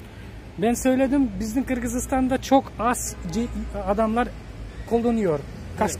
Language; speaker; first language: Turkish; non-native, learner; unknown